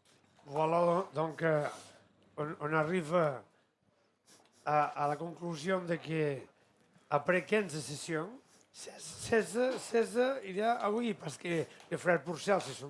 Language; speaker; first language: French; non-native, fluent; Catalan